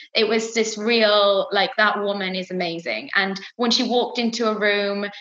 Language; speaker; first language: English; native; English